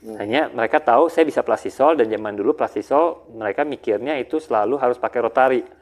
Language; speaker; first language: Indonesian; early bilingual, heritage; Indonesian